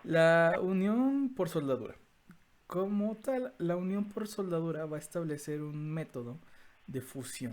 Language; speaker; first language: Spanish; native; Spanish